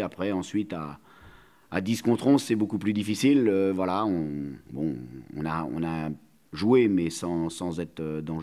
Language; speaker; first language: French; native; French